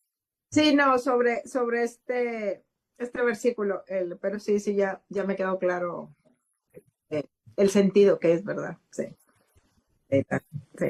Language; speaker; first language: Spanish; native; Spanish